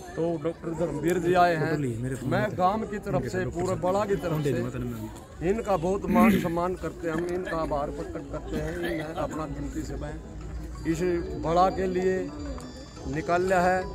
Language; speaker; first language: Hindi; native; Hindi